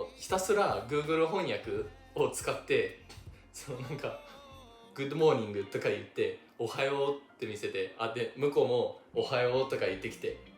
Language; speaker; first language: Japanese; non-native, fluent; English